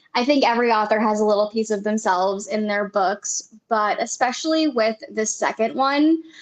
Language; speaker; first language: English; native; English